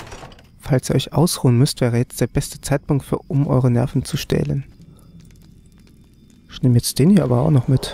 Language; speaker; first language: German; native; German